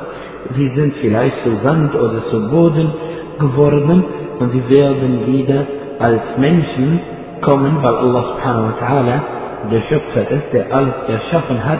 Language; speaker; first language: German; non-native, fluent; Arabic